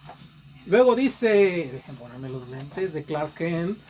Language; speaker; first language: Spanish; native; Spanish